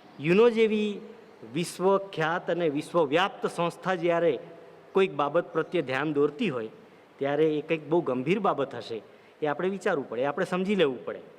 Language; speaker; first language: Gujarati; non-native, local second language; Vasavi